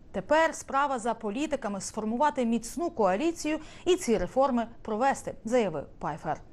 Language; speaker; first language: Ukrainian; native; Ukrainian